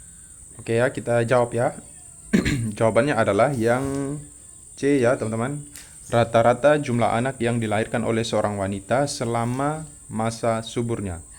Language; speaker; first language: Indonesian; native; Indonesian